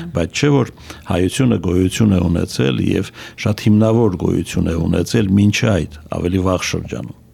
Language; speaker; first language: Armenian; native; Armenian